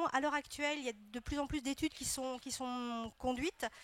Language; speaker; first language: French; native; French